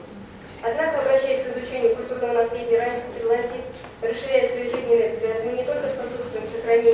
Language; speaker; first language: Russian; native; Russian